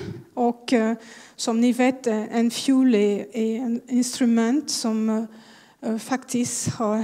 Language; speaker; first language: Swedish; non-native, fluent; French